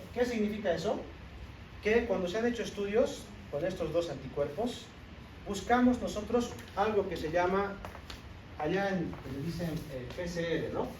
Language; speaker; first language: Spanish; native; Spanish